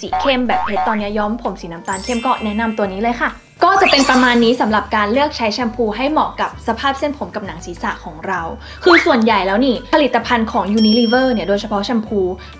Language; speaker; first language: Thai; native; Thai